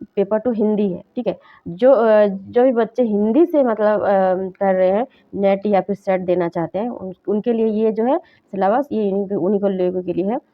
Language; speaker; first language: Hindi; native; Hindi